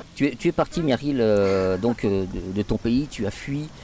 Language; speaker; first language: French; native; French